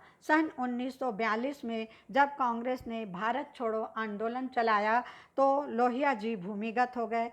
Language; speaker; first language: Hindi; native; Hindi